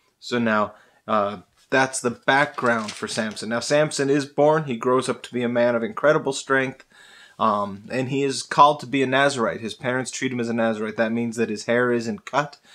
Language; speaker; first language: English; native; English